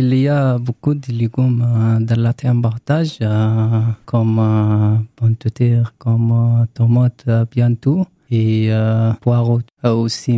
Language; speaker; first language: French; non-native, learner; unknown